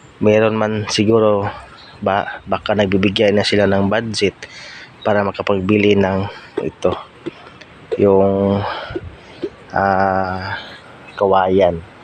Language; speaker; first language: Filipino; non-native, local second language; Cebuano